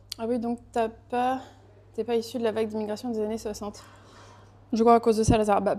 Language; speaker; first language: French; early bilingual, other home language; Portuguese